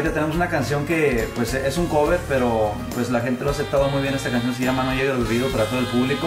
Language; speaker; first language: Spanish; native; Spanish